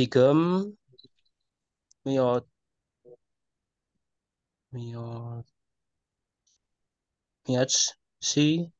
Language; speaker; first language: Korean; non-native, learner; Indonesian